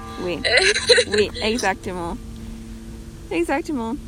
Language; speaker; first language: French; non-native, learner; English